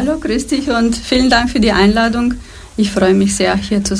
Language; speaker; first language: German; non-native, fluent; Romanian